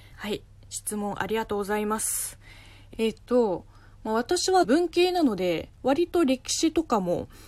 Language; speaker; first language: Japanese; non-native, fluent; Chinese